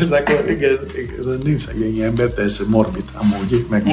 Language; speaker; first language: Hungarian; non-native, learner; Greek